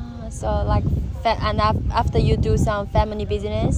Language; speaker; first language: English; non-native, learner; Chinese